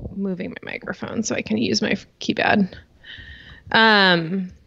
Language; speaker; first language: English; native; English